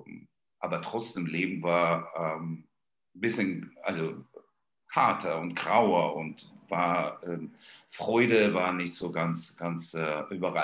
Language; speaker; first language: German; non-native, fluent; Georgian